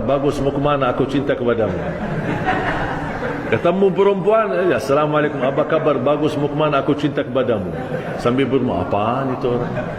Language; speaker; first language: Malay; non-native, fluent; Arabic